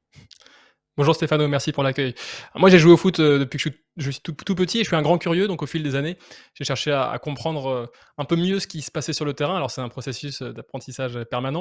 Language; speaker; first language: French; native; French